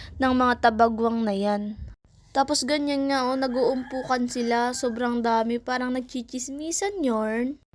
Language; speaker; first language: Filipino; non-native, local second language; Bikol